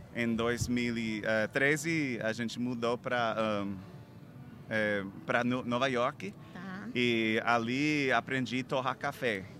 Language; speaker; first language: Portuguese; non-native, fluent; English